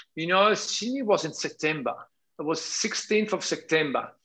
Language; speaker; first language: English; non-native, fluent; Italian